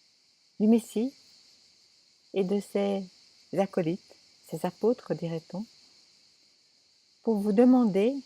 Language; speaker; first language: French; native; French